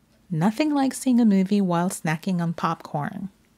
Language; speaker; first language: English; non-native, fluent; Japanese